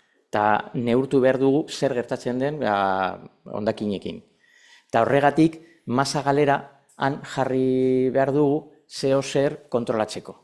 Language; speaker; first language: Basque; non-native, local second language; Spanish